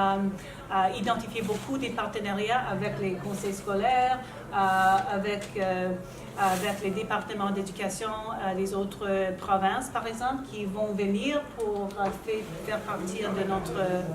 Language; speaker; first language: French; non-native, local second language; English